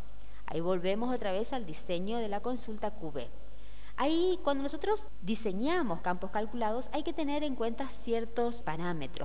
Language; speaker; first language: Spanish; native; Spanish